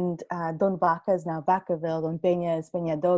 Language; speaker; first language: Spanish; early bilingual, heritage; Spanish